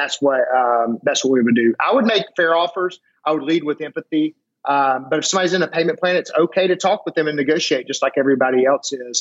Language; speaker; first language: English; native; English